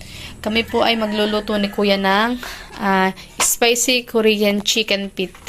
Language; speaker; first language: Filipino; native; Filipino